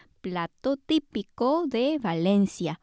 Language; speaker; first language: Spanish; non-native, fluent; Korean